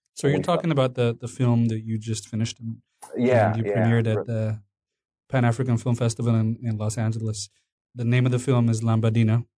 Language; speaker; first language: English; non-native, fluent; Amharic